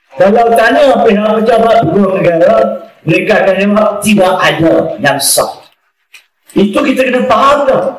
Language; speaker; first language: Malay; native; Malay